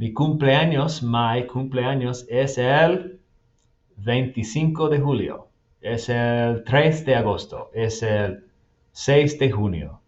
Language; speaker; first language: Spanish; non-native, fluent; English